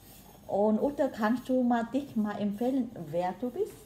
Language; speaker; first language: German; non-native, learner; Vietnamese